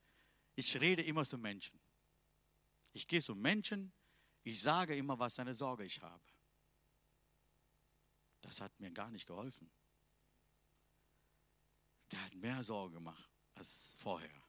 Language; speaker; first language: German; non-native, learner; Tamil